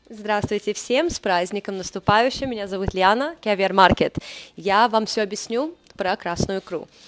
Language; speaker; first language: Russian; early bilingual, heritage; Russian